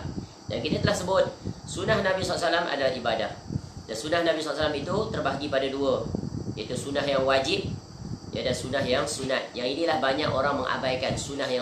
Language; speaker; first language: Malay; native; Malay